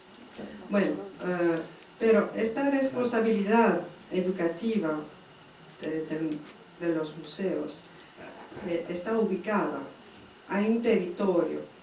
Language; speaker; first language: Spanish; non-native, fluent; French